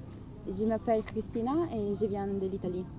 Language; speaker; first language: French; non-native, learner; Italian